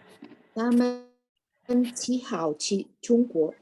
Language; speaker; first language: Chinese; non-native, learner; Indonesian